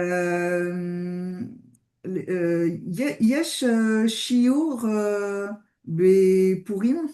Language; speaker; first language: Hebrew; non-native, learner; French